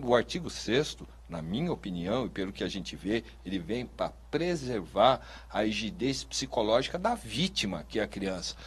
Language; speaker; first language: Portuguese; native; Portuguese